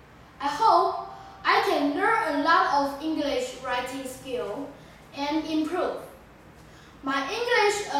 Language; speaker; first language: English; non-native, learner; Chinese